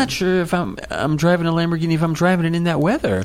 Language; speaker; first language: English; native; English